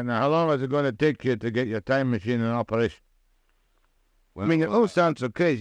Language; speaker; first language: English; native; English